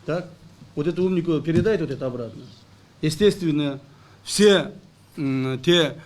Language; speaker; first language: Russian; non-native, local second language; Kyrgyz